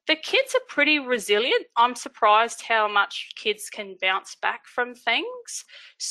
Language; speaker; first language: English; native; English